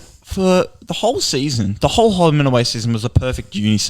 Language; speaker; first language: English; native; English